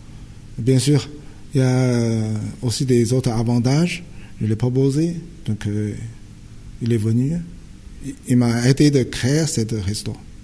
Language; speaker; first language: French; non-native, fluent; Chinese